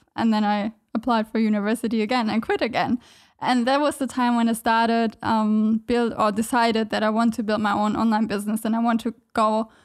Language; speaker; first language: English; non-native, fluent; German